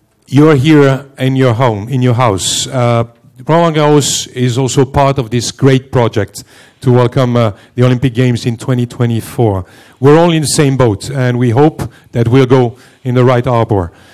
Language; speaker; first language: English; non-native, fluent; French